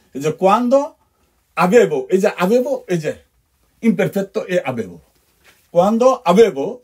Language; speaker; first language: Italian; non-native, fluent; Bangla